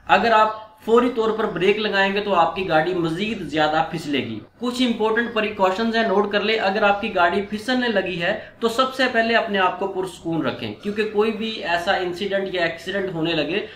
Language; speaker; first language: Urdu; non-native, local second language; Punjabi